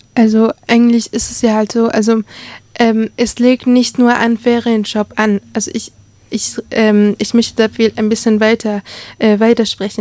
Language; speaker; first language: German; early bilingual, other home language; Arabic